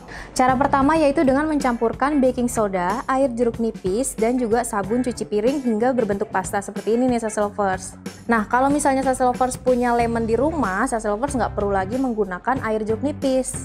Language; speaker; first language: Indonesian; native; Indonesian